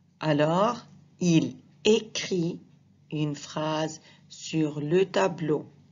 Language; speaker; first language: French; non-native, fluent; Arabic